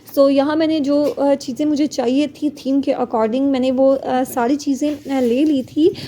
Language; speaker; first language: Urdu; native; Urdu